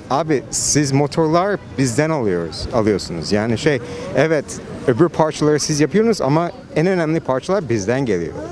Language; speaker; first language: Turkish; non-native, fluent; English